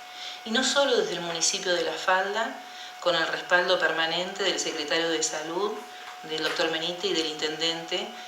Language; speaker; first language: Spanish; native; Spanish